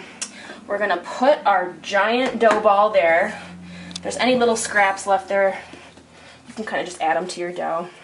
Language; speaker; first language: English; native; English